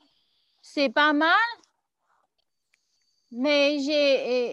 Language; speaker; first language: French; non-native, learner; Chinese